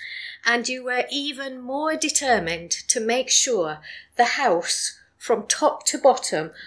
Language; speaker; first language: English; native; English